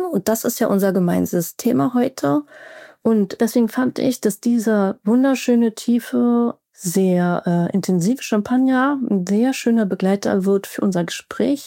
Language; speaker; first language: German; native; German